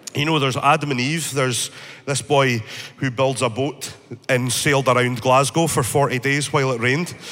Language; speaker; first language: English; native; English